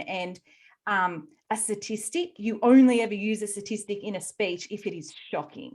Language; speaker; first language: English; native; English